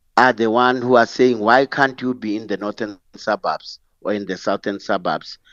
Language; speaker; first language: English; non-native, local second language; Xhosa